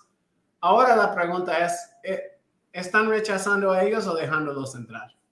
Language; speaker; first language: Spanish; non-native, fluent; English